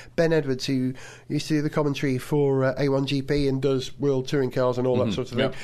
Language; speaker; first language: English; native; English